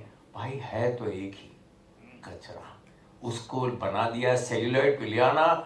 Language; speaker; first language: Hindi; native; Hindi